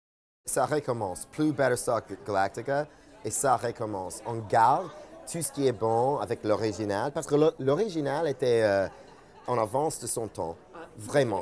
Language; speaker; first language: French; non-native, fluent; English